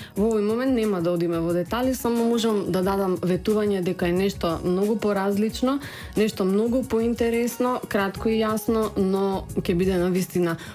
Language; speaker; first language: Macedonian; native; Macedonian